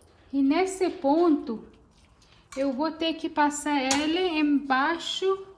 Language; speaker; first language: Portuguese; non-native, fluent; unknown